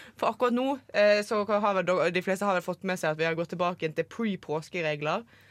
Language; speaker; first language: Norwegian; native; Norwegian